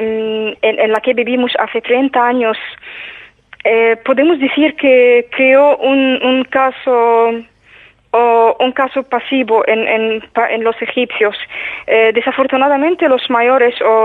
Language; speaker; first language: Spanish; non-native, fluent; Arabic